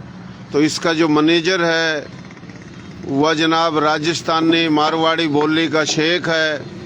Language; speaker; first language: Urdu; non-native, local second language; Haryanvi